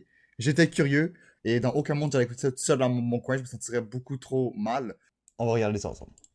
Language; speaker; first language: French; native; French